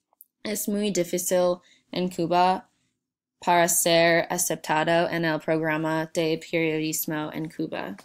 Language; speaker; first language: Spanish; non-native, learner; English